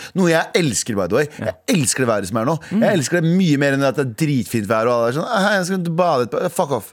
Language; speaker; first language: Norwegian; early bilingual, other home language; Kurdish